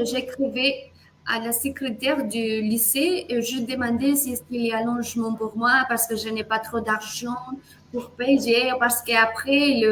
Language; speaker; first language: French; non-native, fluent; Spanish